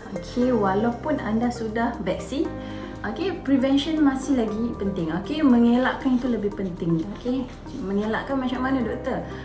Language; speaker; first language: Malay; native; Malay